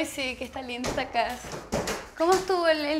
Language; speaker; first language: Spanish; native; Spanish